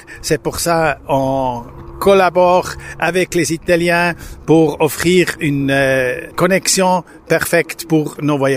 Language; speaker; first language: French; non-native, local second language; German